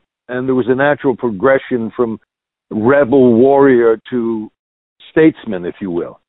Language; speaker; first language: English; native; English